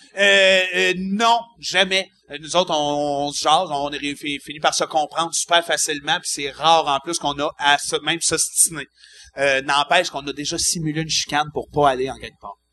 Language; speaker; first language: French; native; French